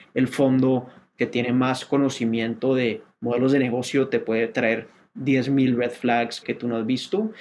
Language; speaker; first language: Spanish; native; Spanish